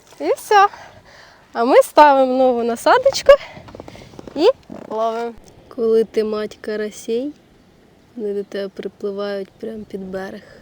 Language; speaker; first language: Ukrainian; native; Ukrainian